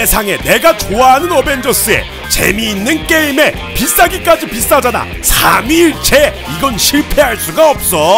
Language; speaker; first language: Korean; native; Korean